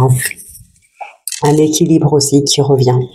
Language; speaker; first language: French; native; French